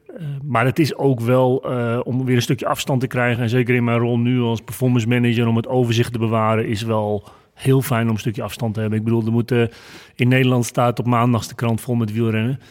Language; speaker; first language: Dutch; native; Dutch